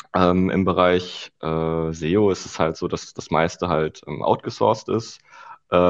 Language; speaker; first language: German; native; German